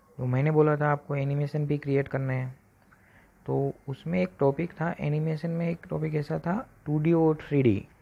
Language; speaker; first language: Hindi; non-native, local second language; Gujarati